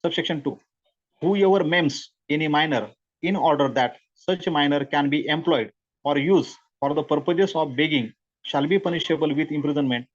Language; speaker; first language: English; non-native, local second language; Marathi